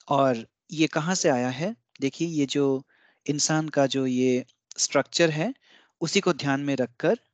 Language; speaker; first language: Hindi; non-native, local second language; Bangla